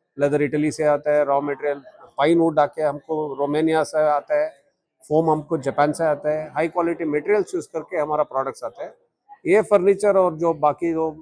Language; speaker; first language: Hindi; non-native, local second language; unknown